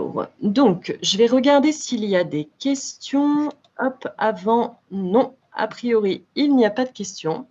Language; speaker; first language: French; native; French